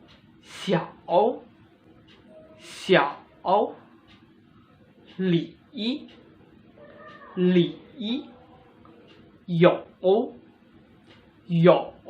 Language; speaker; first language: Chinese; non-native, fluent; Indonesian